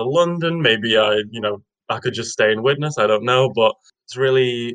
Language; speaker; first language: English; native; English